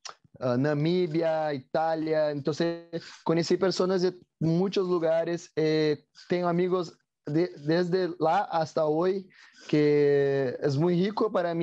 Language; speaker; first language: Spanish; non-native, learner; Portuguese